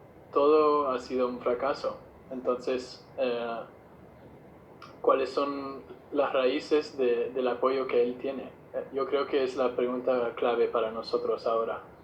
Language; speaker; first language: Spanish; non-native, fluent; English